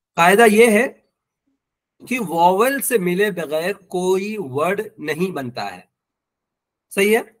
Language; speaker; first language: Urdu; native; Urdu